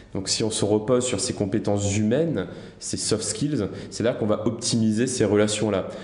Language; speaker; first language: French; native; French